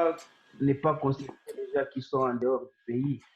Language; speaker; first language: French; non-native, local second language; Swahili